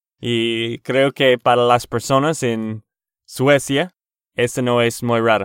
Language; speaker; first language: Spanish; non-native, learner; English